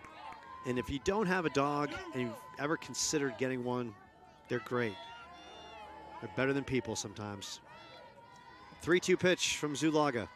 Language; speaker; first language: English; native; English